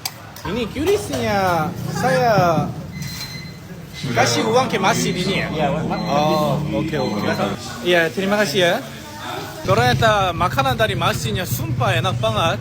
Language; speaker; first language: Indonesian; non-native, fluent; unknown